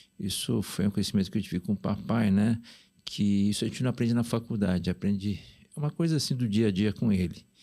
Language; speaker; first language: Portuguese; early bilingual, other home language; Korean